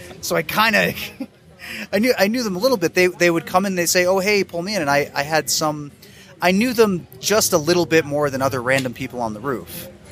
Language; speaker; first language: English; native; English